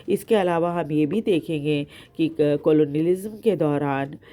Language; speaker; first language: Hindi; native; Hindi